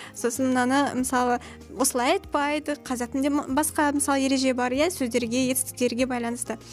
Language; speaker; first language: Kazakh; non-native, local second language; Russian